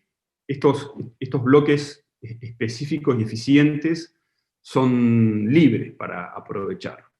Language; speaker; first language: Spanish; native; Spanish